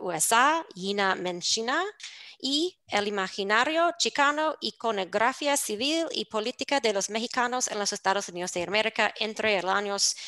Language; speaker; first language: Spanish; non-native, fluent; English